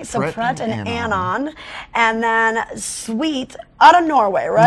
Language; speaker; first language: English; native; English